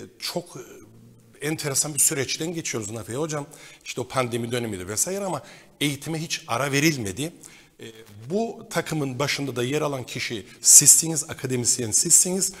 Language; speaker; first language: Turkish; native; Turkish